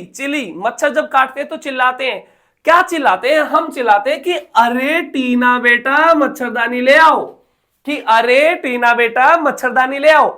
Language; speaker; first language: Hindi; native; Hindi